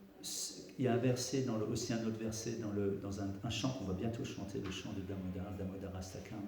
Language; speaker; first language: French; native; French